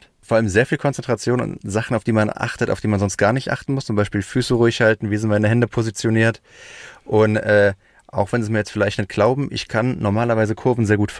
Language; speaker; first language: German; native; German